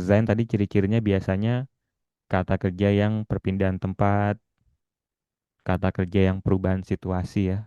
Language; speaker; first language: Indonesian; native; Indonesian